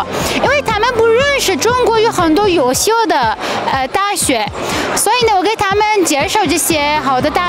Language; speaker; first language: Chinese; non-native, fluent; Persian